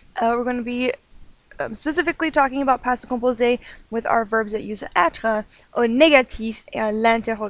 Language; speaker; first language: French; non-native, fluent; English